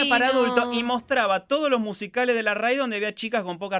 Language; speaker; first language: Spanish; native; Spanish